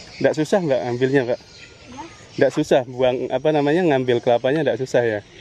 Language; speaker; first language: Indonesian; native; Indonesian